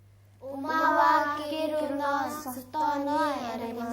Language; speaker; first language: Japanese; non-native, learner; Mongolian